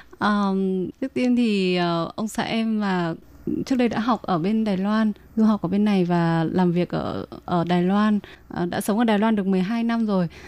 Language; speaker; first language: Vietnamese; native; Vietnamese